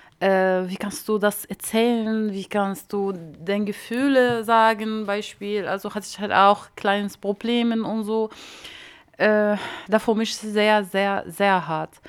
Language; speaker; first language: German; non-native, learner; Arabic